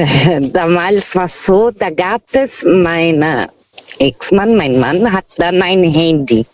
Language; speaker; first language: German; non-native, fluent; Portuguese